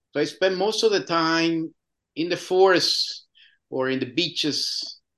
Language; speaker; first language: English; non-native, fluent; Spanish